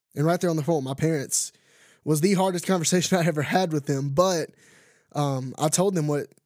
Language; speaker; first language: English; native; English